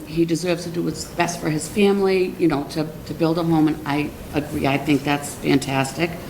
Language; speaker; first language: English; native; English